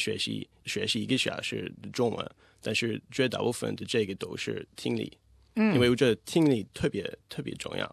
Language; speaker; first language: Chinese; non-native, fluent; English